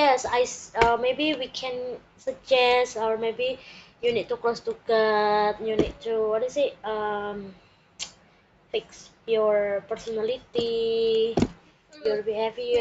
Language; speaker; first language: English; non-native, learner; Indonesian